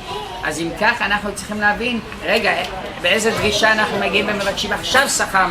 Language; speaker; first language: Hebrew; non-native, fluent; English